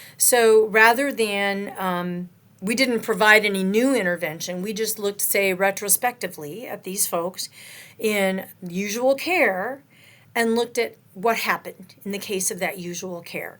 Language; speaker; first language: English; native; English